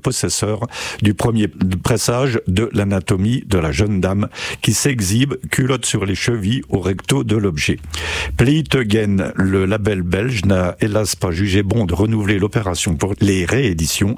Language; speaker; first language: French; native; French